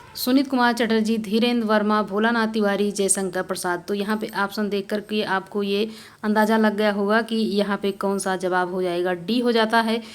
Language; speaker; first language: Hindi; native; Hindi